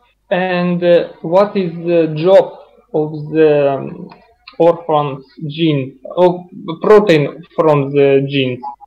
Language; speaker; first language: English; non-native, learner; Russian